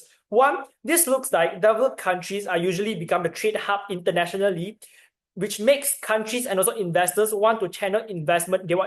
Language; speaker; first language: English; non-native, learner; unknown